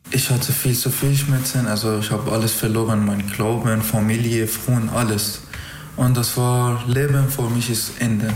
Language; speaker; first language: German; non-native, learner; Persian